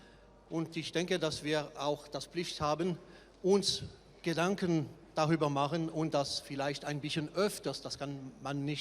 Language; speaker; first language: German; non-native, fluent; French